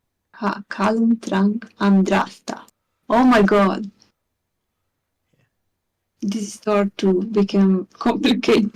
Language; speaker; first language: English; non-native, learner; Hungarian